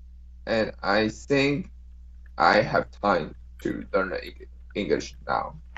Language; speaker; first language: English; non-native, learner; Chinese